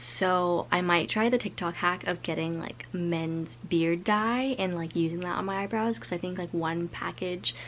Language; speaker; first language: English; native; English